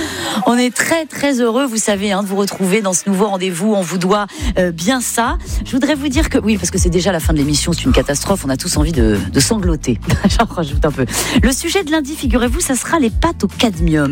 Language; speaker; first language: French; native; French